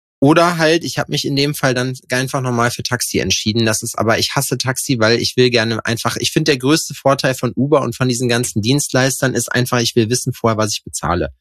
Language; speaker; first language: German; native; German